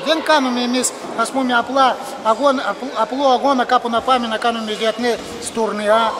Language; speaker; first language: Greek; non-native, learner; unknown